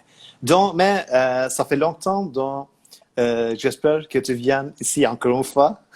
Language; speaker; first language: French; non-native, learner; Turkish